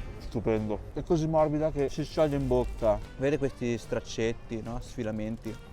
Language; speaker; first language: Italian; early bilingual, other home language; Chinese